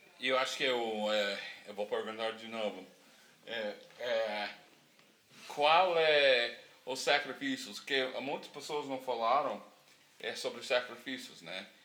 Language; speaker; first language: Portuguese; non-native, fluent; English